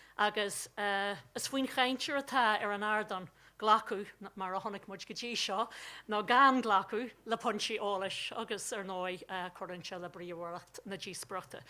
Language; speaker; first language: Irish; non-native, local second language; English